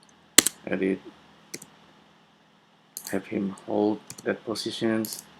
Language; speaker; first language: English; non-native, fluent; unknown